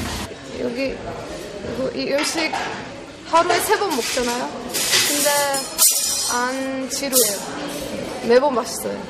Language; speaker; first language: Korean; non-native, learner; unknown